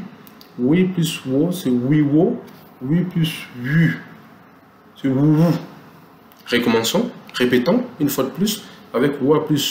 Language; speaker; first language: French; non-native, local second language; Lingala